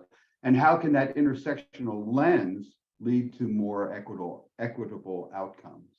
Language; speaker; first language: English; native; English